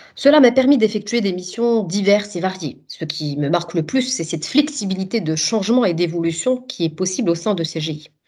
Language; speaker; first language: French; non-native, local second language; Arabic